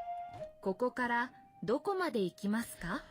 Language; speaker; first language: Japanese; non-native, learner; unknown